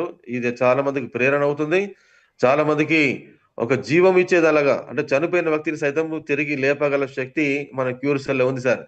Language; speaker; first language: Telugu; native; Telugu